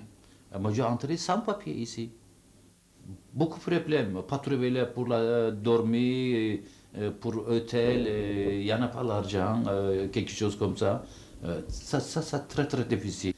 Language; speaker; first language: French; non-native, local second language; Turkish